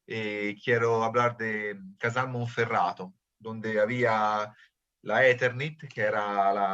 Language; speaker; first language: Spanish; non-native, fluent; Italian